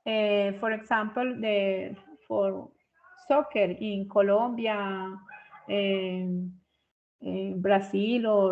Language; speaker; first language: English; non-native, fluent; Spanish